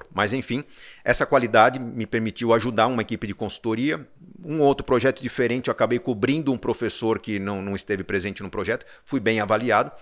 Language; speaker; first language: Portuguese; native; Portuguese